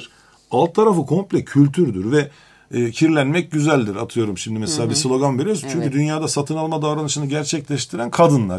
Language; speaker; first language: Turkish; native; Turkish